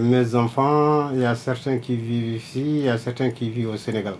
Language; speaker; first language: French; non-native, local second language; Fula